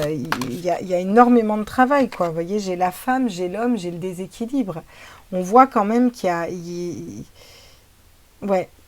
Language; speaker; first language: French; native; French